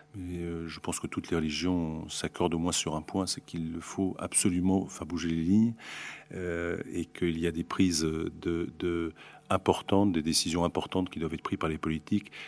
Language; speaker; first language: French; native; French